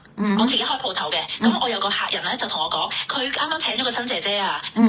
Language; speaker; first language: Cantonese; native; Cantonese